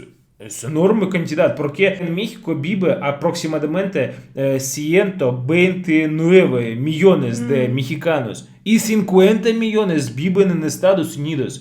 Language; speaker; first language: Spanish; non-native, fluent; Russian